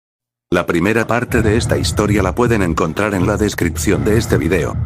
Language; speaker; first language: Spanish; native; Spanish